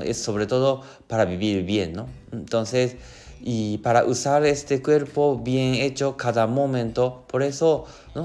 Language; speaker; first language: Spanish; non-native, learner; Japanese